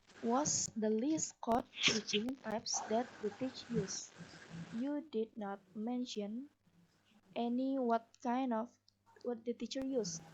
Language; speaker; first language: English; non-native, learner; Indonesian